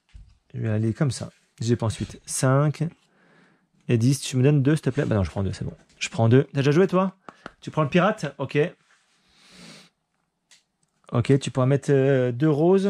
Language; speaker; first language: French; native; French